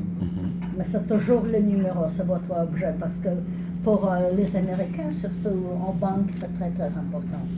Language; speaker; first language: French; non-native, learner; English